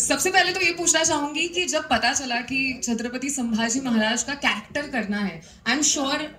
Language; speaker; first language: Hindi; non-native, local second language; Marathi